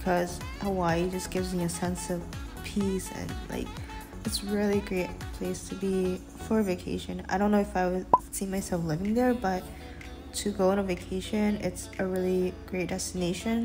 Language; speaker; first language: English; early bilingual, other home language; Japanese